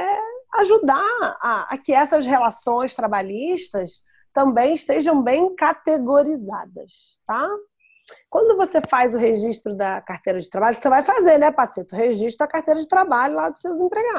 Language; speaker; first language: Portuguese; native; Portuguese